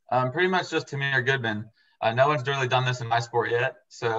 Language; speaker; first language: English; native; English